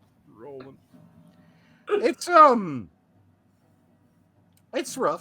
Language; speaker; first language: English; native; English